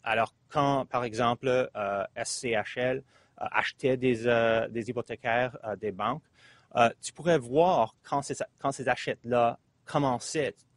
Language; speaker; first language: French; non-native, fluent; English